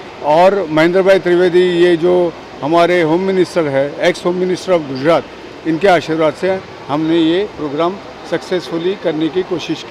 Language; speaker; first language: Hindi; native; Hindi